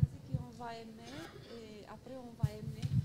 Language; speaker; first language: French; non-native, fluent; Romanian